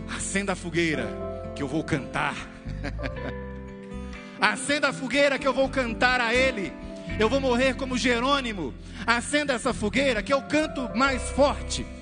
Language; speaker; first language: Portuguese; native; Portuguese